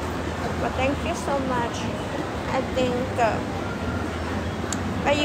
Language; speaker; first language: English; non-native, learner; Thai